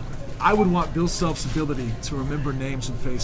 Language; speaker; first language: English; native; English